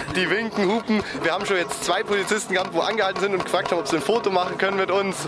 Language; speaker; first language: German; native; German